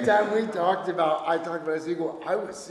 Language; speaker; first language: English; native; English